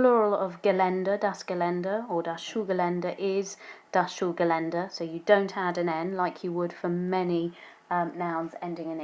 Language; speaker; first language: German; non-native, fluent; English